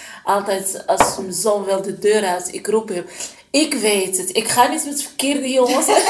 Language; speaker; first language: Dutch; non-native, learner; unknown